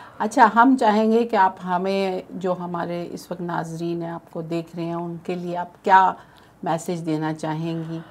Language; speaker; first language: Urdu; native; Urdu